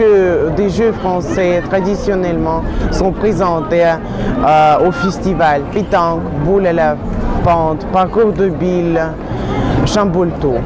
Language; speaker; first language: French; non-native, learner; Russian